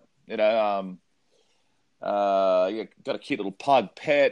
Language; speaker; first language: English; native; English